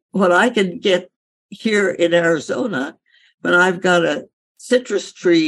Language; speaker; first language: English; native; English